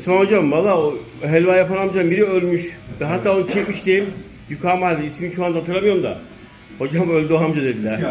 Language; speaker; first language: Turkish; native; Turkish